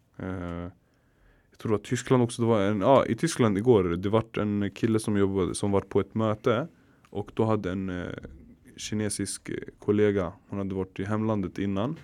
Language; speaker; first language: Swedish; early bilingual, other home language; Arabic